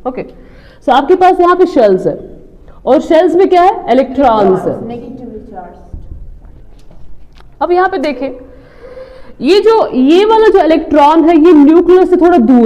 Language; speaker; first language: Hindi; non-native, local second language; Kashmiri